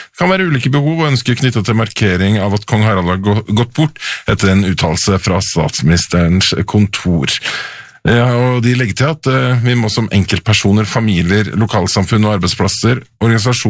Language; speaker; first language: Norwegian; native; Norwegian